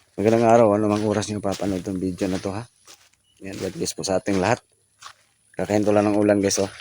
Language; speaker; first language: Filipino; non-native, local second language; Cebuano